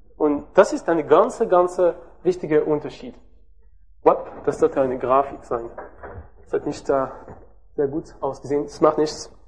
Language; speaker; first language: German; non-native, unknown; French